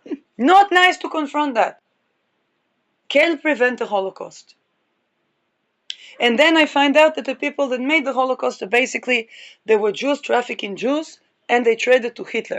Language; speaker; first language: English; non-native, fluent; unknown